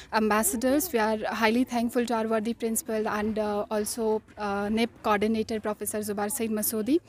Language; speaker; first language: Hindi; non-native, local second language; Kashmiri